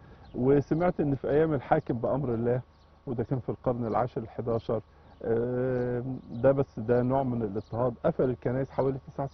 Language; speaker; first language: Arabic; native; Arabic